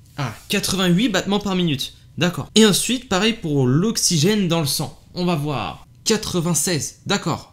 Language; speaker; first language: French; native; French